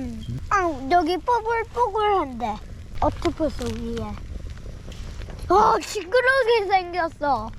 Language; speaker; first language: Korean; early bilingual, heritage; Korean